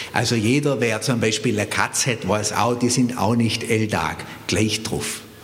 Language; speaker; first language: German; native; German